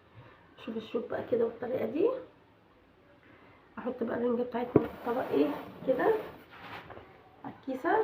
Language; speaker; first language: Arabic; native; Arabic